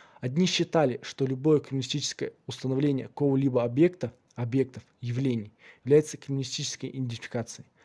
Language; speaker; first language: Russian; non-native, local second language; Kazakh